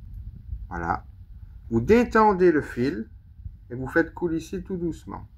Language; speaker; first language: French; native; French